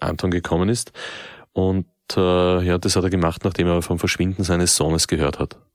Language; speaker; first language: German; native; German